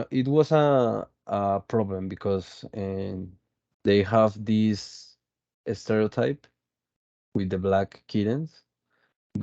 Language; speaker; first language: English; non-native, fluent; Spanish